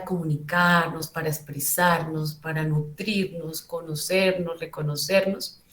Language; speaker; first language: Spanish; native; Spanish